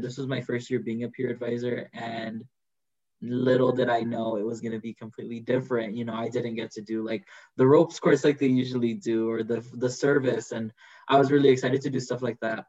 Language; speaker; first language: English; early bilingual, other home language; Spanish